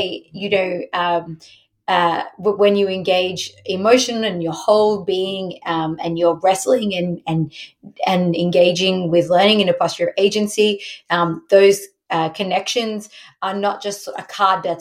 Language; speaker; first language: English; native; English